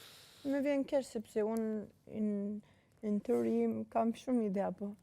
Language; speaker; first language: Albanian; early bilingual, heritage; Albanian